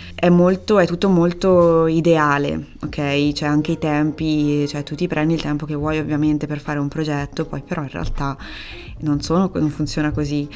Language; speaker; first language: Italian; native; Italian